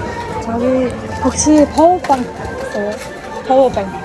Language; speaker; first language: Korean; non-native, learner; Mongolian